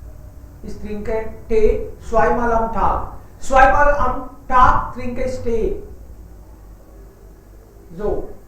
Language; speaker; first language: German; non-native, fluent; Hindi